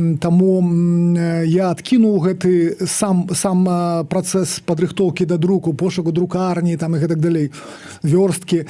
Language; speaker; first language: Belarusian; non-native, local second language; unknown